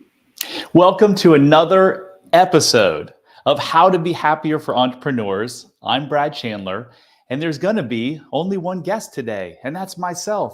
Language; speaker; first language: English; native; English